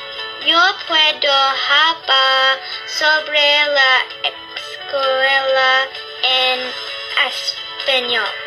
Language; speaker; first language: Spanish; non-native, learner; English